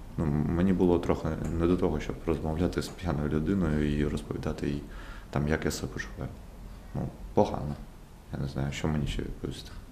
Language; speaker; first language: Ukrainian; non-native, local second language; Russian